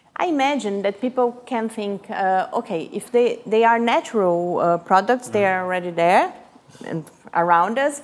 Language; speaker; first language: English; non-native, fluent; Portuguese